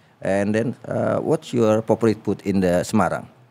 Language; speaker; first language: English; non-native, learner; Indonesian